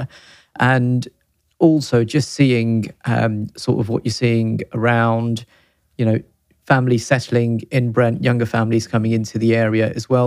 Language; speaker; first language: English; native; English